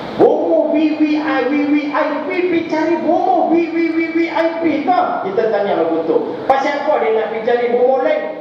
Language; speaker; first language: Malay; non-native, local second language; Tamil